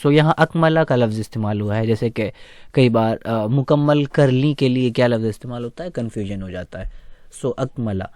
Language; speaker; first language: Urdu; native; Urdu